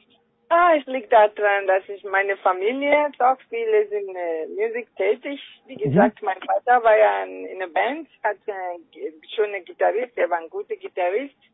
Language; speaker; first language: German; non-native, fluent; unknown